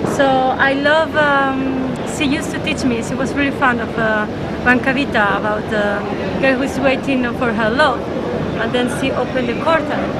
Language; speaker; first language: English; non-native, learner; Spanish